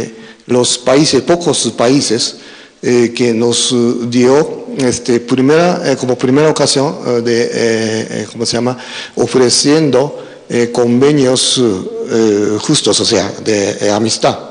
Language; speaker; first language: Spanish; non-native, fluent; Japanese